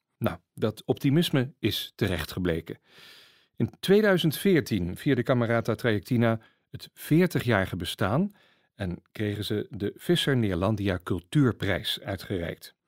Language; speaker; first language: Dutch; native; Dutch